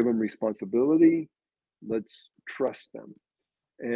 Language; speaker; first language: English; native; English